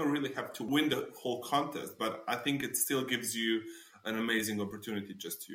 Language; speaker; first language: English; non-native, fluent; Slovenian